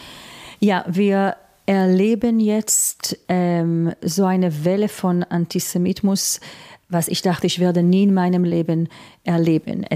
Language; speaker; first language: German; non-native, fluent; Hebrew